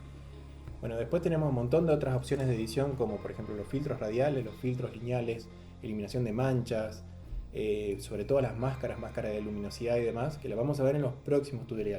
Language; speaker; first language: Spanish; native; Spanish